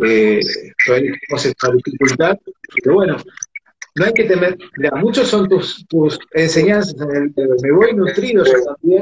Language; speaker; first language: Spanish; native; Spanish